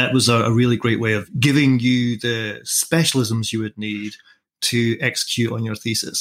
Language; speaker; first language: English; native; English